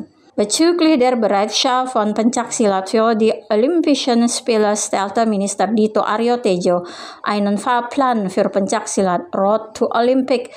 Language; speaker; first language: German; non-native, fluent; Indonesian